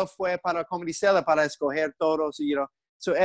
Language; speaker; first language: Spanish; non-native, learner; English